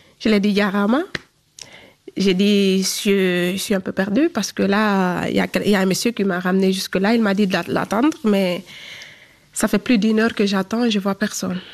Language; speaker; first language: French; non-native, local second language; Fula